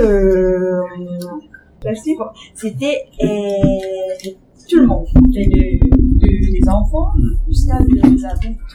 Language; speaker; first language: French; non-native, learner; Japanese